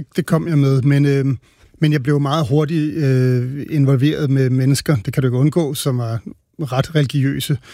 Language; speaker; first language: Danish; native; Danish